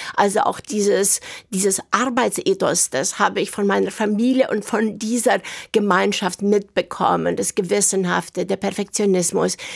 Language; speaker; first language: German; early bilingual, heritage; German